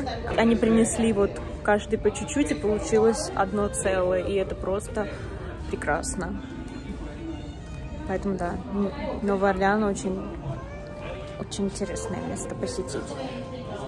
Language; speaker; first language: Russian; native; Russian